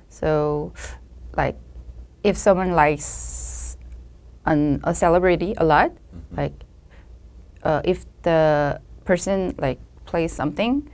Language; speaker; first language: English; non-native, learner; Korean